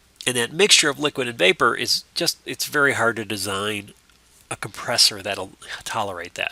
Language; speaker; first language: English; native; English